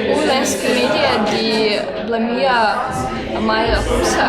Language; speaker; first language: Danish; non-native, learner; Russian